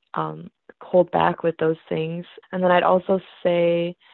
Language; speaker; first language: English; native; English